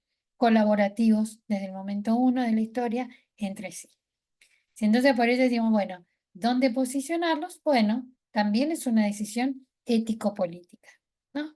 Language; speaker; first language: Spanish; native; Spanish